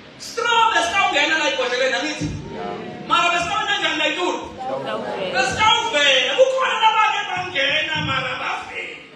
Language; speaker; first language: Zulu; non-native, local second language; Swati